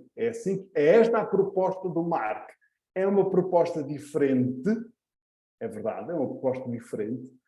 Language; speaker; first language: Portuguese; early bilingual, heritage; Portuguese